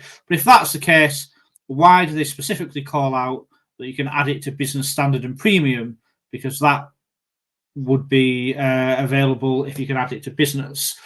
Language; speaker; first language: English; native; English